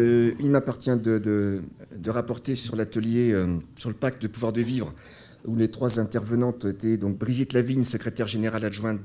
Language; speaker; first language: French; native; French